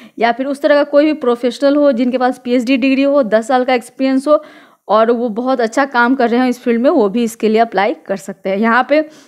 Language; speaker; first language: Hindi; native; Hindi